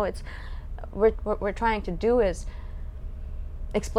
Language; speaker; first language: English; non-native, fluent; Russian